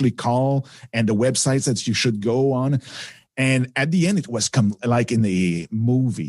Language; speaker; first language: English; non-native, fluent; French